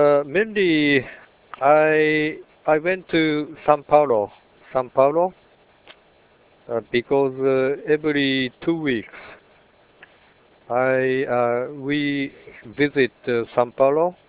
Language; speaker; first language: English; non-native, learner; Japanese